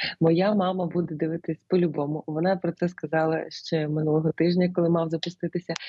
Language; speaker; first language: Ukrainian; non-native, local second language; Russian